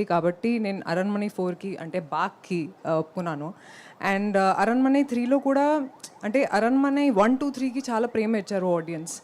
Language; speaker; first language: Telugu; non-native, fluent; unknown